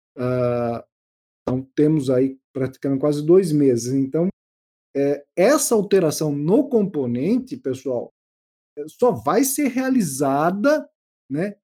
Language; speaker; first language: Portuguese; native; Portuguese